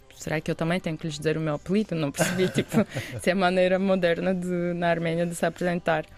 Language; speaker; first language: Portuguese; non-native, fluent; Russian